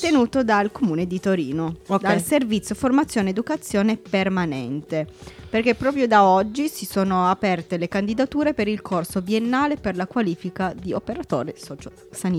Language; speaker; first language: Italian; native; Italian